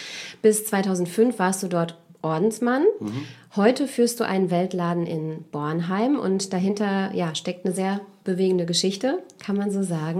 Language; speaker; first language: German; native; German